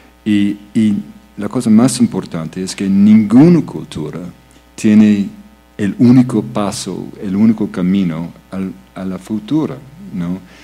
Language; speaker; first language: Spanish; non-native, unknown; English